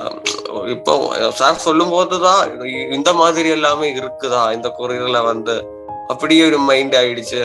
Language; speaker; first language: Tamil; non-native, learner; Malayalam